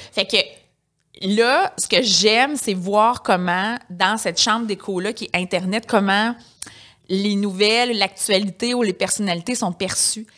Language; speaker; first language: French; native; French